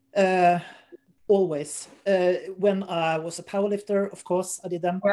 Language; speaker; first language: English; non-native, fluent; Norwegian